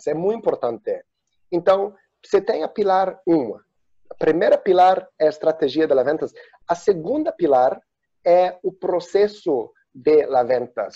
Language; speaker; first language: Spanish; non-native, learner; Portuguese